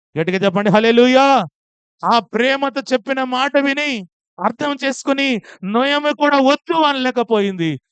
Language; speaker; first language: Telugu; non-native, fluent; Odia